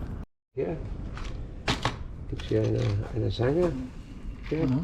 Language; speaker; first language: German; non-native, learner; English